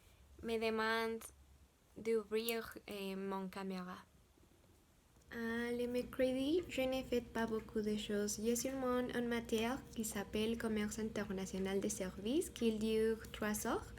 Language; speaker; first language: French; non-native, learner; Spanish